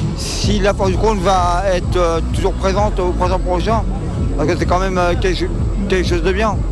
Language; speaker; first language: French; native; French